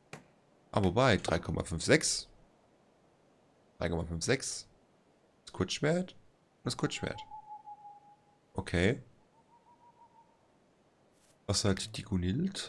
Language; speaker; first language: German; native; German